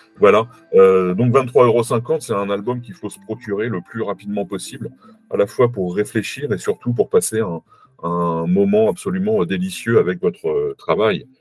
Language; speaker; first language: French; native; French